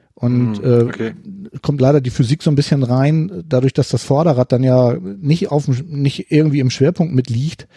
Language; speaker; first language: German; native; German